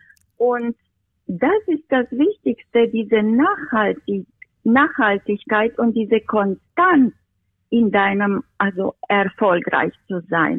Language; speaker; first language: German; non-native, fluent; Romanian